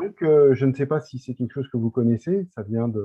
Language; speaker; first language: French; native; French